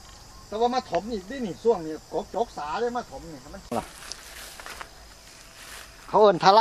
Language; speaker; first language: Thai; non-native, local second language; Northeastern Thai